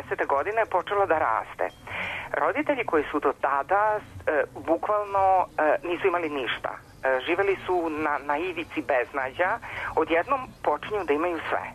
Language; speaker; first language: Serbian; native; Serbian